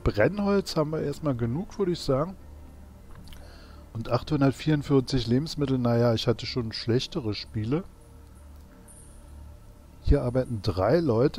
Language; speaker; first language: German; native; German